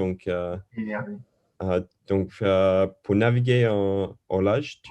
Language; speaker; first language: French; non-native, learner; English